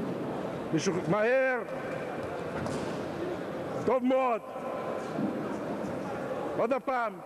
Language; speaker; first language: Hebrew; non-native, fluent; Russian